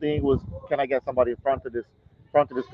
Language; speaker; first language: English; native; English